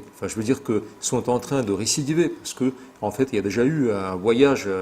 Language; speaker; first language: French; non-native, fluent; Russian